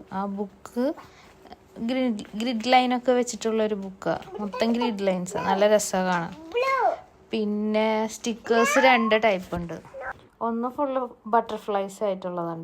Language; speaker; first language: Malayalam; native; Malayalam